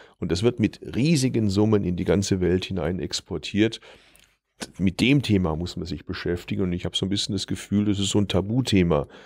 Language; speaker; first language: German; early bilingual, other home language; Turkish